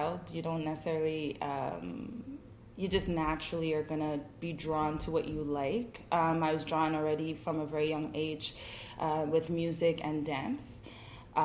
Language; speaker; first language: English; native; English